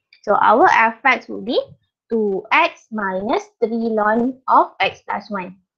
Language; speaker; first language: English; non-native, local second language; Malay